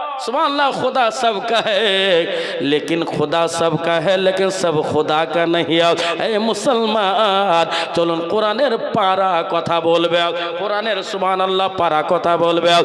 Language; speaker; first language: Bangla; non-native, local second language; Urdu